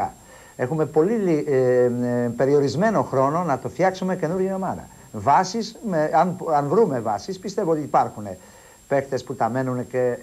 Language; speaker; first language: Greek; non-native, fluent; Polish